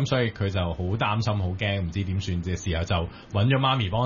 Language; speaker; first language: Cantonese; native; Cantonese